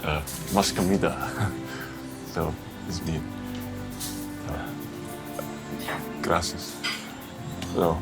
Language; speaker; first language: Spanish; non-native, learner; English